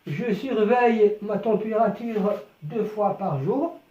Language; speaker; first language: French; non-native, local second language; Arabic